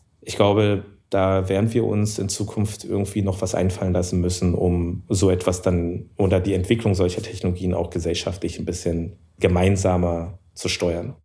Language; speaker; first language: German; early bilingual, other home language; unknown